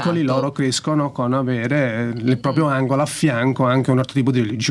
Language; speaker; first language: Italian; native; Italian